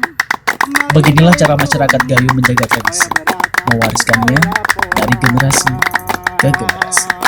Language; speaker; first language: Indonesian; native; Indonesian